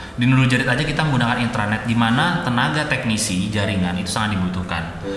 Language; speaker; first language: Indonesian; non-native, local second language; Madurese